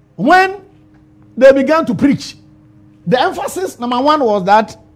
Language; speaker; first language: English; non-native, local second language; Ewe